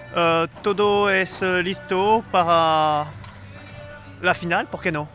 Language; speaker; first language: Spanish; non-native, learner; French